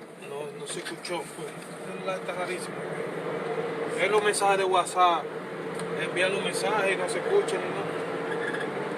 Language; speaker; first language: Spanish; native; Spanish